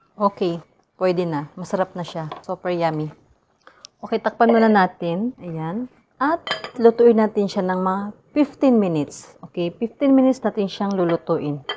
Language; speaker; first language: Filipino; non-native, local second language; Cebuano